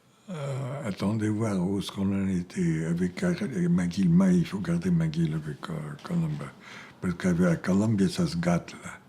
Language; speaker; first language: French; non-native, fluent; Bulgarian